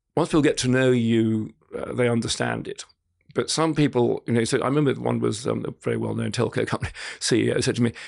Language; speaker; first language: English; native; English